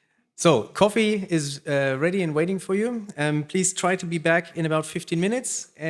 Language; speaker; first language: English; non-native, fluent; German